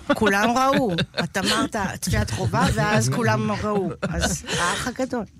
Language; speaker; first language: Hebrew; native; Hebrew